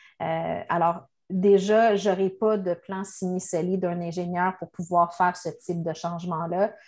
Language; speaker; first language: French; native; French